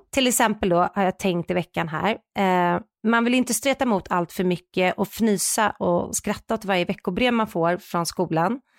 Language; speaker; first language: Swedish; native; Swedish